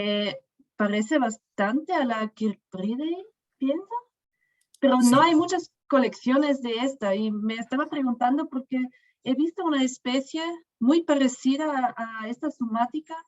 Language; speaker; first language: Spanish; non-native, fluent; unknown